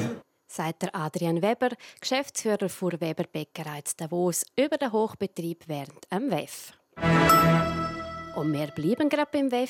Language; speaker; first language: German; native; German